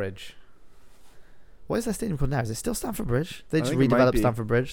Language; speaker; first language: English; native; English